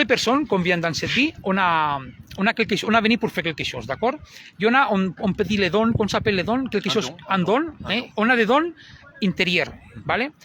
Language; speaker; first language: French; non-native, learner; Spanish